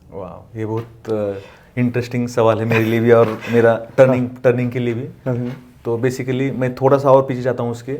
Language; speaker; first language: Hindi; non-native, local second language; Marathi